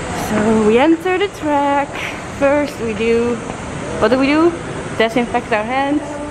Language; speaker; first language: English; non-native, fluent; Dutch